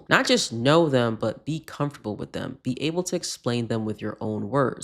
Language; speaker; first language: English; native; English